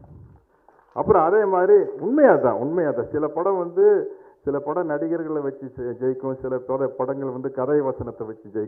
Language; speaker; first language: Tamil; native; Tamil